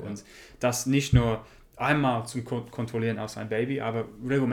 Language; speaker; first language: German; non-native, learner; English